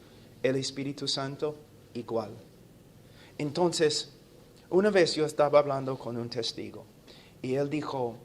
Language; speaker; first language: Spanish; non-native, fluent; English